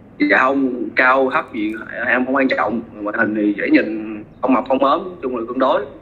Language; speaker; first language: Vietnamese; native; Vietnamese